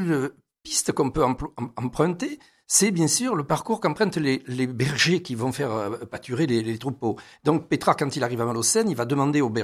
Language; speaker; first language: French; native; French